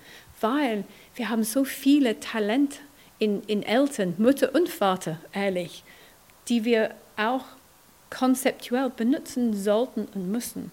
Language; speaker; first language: German; non-native, fluent; English